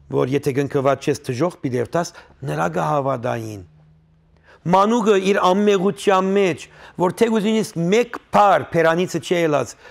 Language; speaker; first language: Armenian; native; Armenian